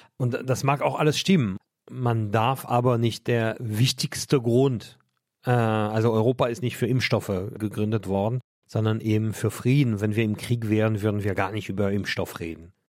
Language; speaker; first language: German; non-native, fluent; French